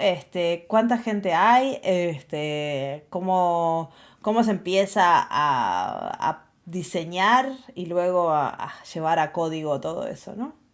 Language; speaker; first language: Spanish; native; Spanish